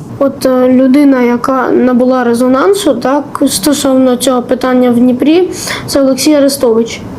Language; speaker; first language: Ukrainian; native; Ukrainian